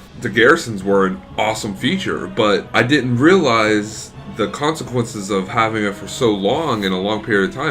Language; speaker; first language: English; native; English